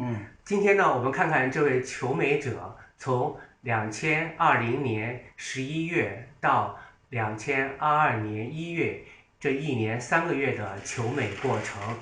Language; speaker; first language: Chinese; native; Chinese